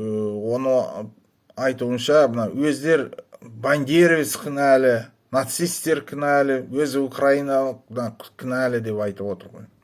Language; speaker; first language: Kazakh; non-native, local second language; Russian